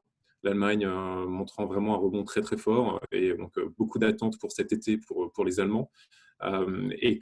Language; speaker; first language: French; native; French